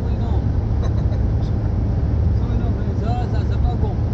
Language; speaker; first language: Arabic; non-native, learner; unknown